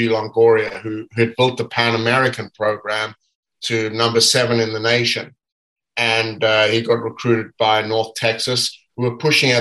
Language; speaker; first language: English; native; English